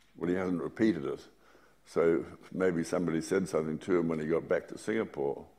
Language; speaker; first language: English; native; English